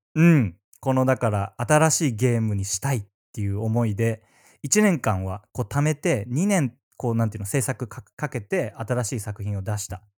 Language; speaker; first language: Japanese; native; Japanese